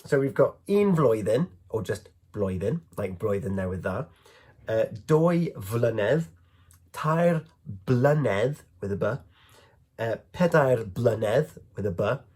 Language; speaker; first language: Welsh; non-native, learner; English